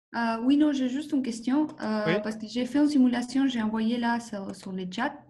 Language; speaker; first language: French; non-native, fluent; Spanish